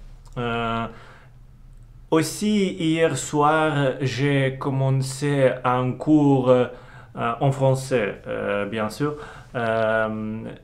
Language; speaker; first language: French; non-native, learner; Russian